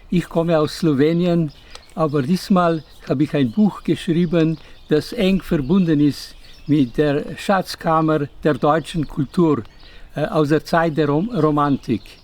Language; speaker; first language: German; non-native, fluent; Slovenian